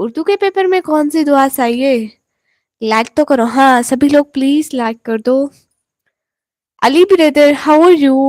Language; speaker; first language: Hindi; non-native, local second language; Punjabi